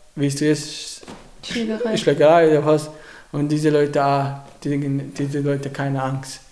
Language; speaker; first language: German; non-native, learner; Arabic